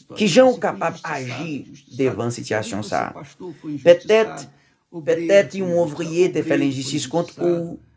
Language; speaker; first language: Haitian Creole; non-native, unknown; Portuguese